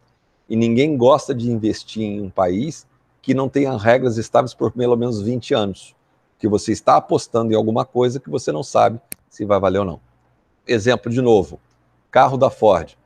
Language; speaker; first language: Portuguese; native; Portuguese